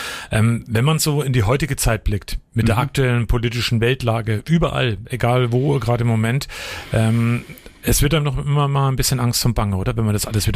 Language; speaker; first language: German; native; German